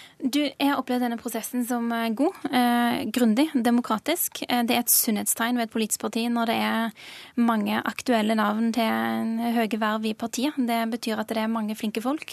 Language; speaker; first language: Norwegian; early bilingual, other home language; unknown